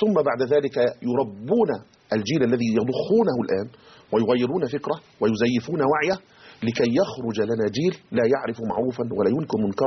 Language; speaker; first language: Arabic; native; Arabic